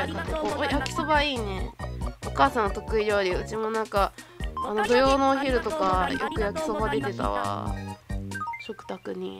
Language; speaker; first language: Japanese; native; Japanese